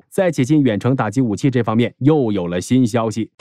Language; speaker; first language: Chinese; native; Chinese